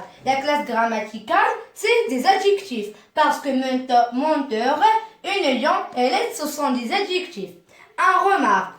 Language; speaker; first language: French; non-native, learner; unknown